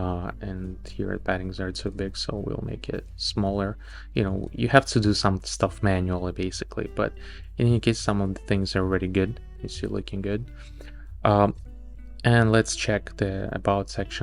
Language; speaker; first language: English; non-native, fluent; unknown